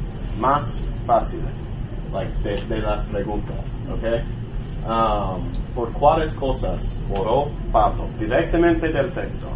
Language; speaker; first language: Spanish; non-native, learner; English